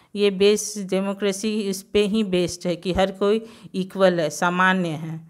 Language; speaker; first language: Hindi; non-native, local second language; Gujarati